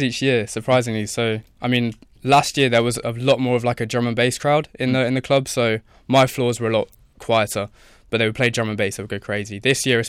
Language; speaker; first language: English; native; English